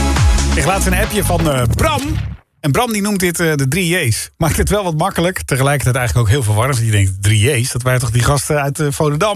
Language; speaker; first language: Dutch; native; Dutch